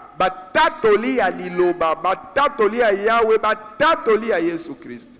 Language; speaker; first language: Lingala; native; Lingala